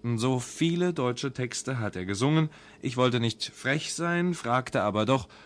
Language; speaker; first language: German; native; German